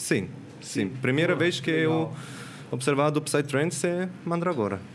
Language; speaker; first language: Portuguese; non-native, learner; Swiss German